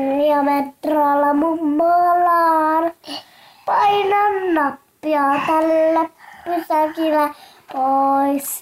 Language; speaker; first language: Finnish; early bilingual, heritage; Finnish